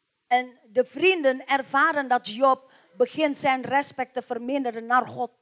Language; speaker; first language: Dutch; non-native, learner; Indonesian